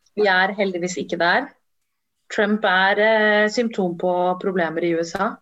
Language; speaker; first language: Norwegian; early bilingual, other home language; Tamil